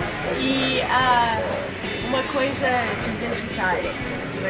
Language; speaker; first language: Portuguese; non-native, fluent; English